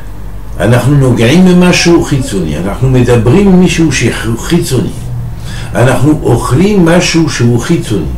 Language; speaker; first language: Hebrew; non-native, fluent; French